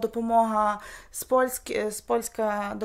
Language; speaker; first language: Polish; non-native, learner; Ukrainian